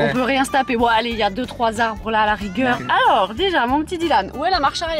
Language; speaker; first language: French; native; French